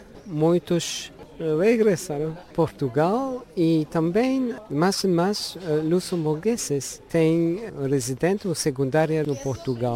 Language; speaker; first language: Portuguese; non-native, fluent; Luxembourgish